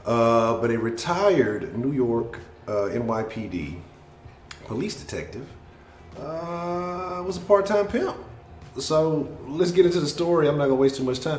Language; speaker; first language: English; native; English